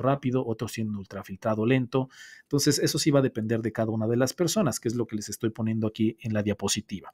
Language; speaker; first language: Spanish; native; Spanish